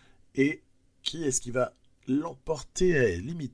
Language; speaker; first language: French; native; French